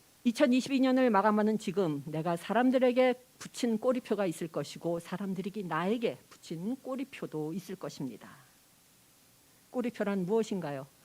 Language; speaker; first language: Korean; native; Korean